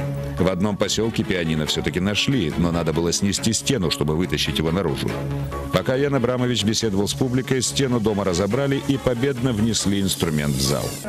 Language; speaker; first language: Russian; native; Russian